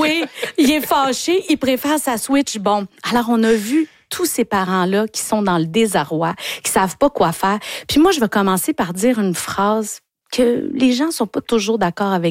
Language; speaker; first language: French; native; French